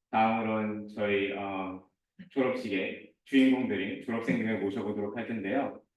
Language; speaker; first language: Korean; early bilingual, heritage; Korean